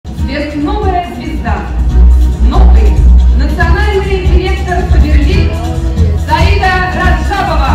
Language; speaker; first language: Russian; native; Russian